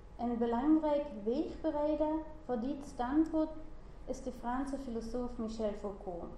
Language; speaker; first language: Dutch; non-native, learner; German